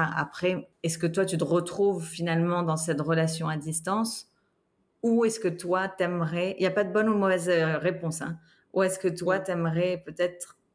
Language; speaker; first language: French; native; French